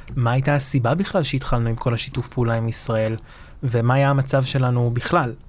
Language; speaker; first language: Hebrew; early bilingual, other home language; Arabic